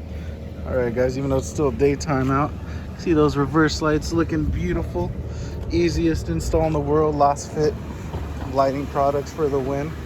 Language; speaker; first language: English; native; English